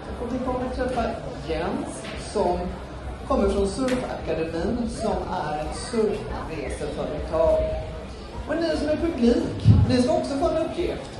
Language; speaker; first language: Swedish; native; Swedish